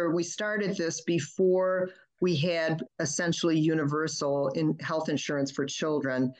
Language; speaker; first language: English; early bilingual, other home language; German